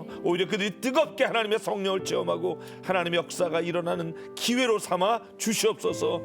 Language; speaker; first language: Korean; native; Korean